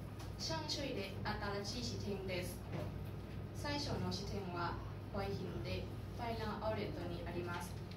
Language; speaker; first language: Japanese; non-native, learner; Thai